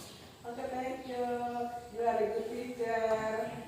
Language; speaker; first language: English; non-native, learner; Indonesian